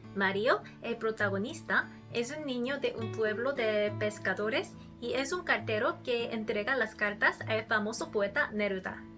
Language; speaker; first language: Spanish; non-native, learner; Korean